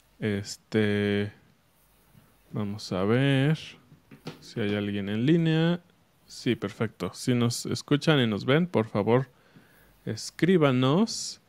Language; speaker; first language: Spanish; native; Spanish